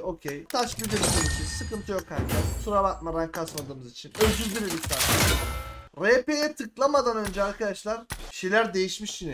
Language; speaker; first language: Turkish; native; Turkish